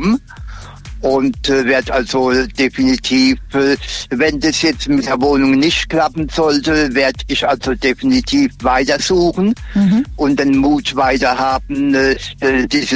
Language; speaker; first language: German; native; German